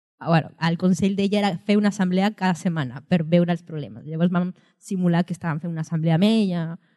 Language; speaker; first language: Catalan; non-native, fluent; Spanish